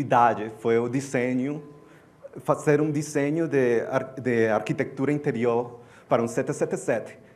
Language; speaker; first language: Portuguese; non-native, learner; Spanish